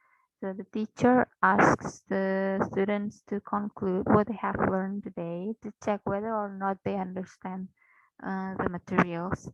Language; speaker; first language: English; non-native, fluent; Indonesian